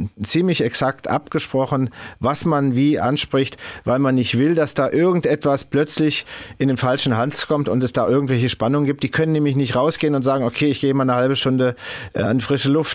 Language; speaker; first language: German; native; German